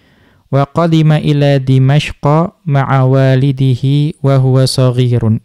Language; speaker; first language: Arabic; non-native, fluent; Indonesian